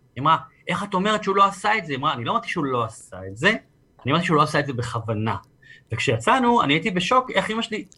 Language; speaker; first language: Hebrew; native; Hebrew